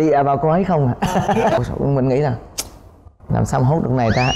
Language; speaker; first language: Vietnamese; native; Vietnamese